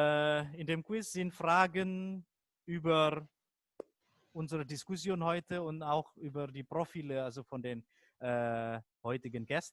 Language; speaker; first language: German; non-native, fluent; Indonesian